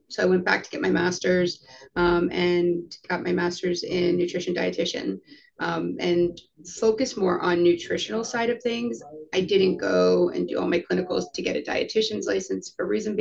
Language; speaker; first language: English; native; English